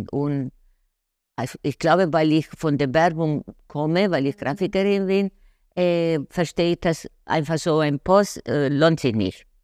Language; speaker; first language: German; non-native, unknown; Spanish